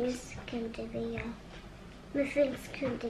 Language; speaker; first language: Swedish; early bilingual, other home language; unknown